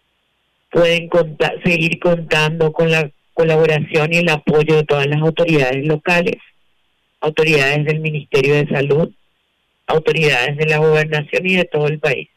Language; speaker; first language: Spanish; native; Spanish